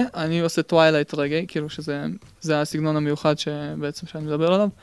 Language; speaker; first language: Hebrew; early bilingual, other home language; Russian